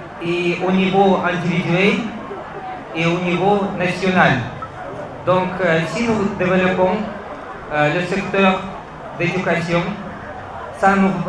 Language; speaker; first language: French; non-native, fluent; Russian